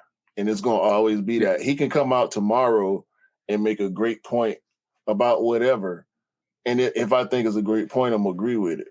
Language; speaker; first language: English; native; English